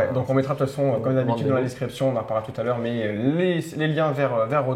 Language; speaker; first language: French; native; French